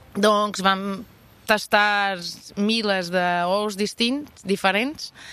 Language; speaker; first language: Catalan; non-native, fluent; Portuguese